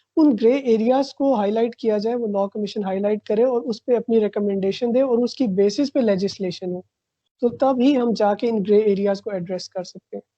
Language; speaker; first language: Urdu; non-native, local second language; Punjabi